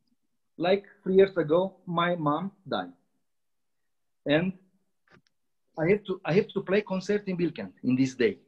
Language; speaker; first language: English; non-native, learner; Romanian